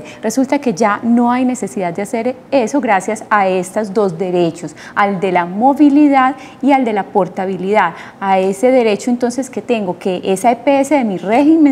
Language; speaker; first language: Spanish; native; Spanish